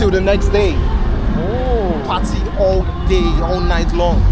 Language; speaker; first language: English; non-native, learner; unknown